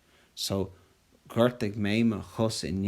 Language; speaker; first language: Irish; non-native, local second language; English